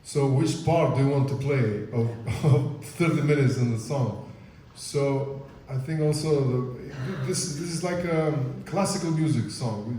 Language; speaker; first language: English; non-native, fluent; Albanian